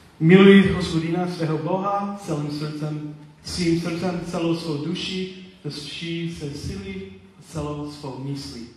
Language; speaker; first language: Czech; non-native, learner; Polish